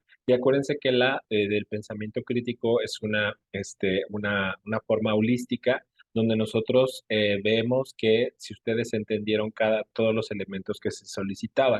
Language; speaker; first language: Spanish; native; Spanish